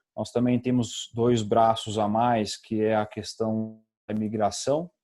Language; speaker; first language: Portuguese; native; Portuguese